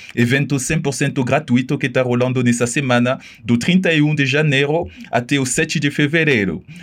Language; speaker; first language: Portuguese; non-native, fluent; French